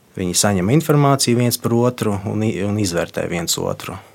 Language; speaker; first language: Latvian; non-native, local second language; Russian